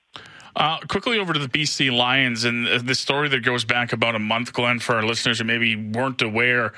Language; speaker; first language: English; native; English